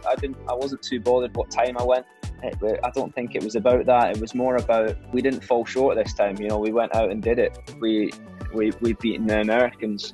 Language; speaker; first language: English; native; English